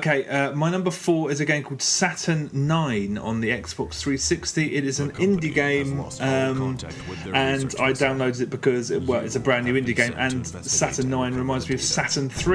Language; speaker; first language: English; native; English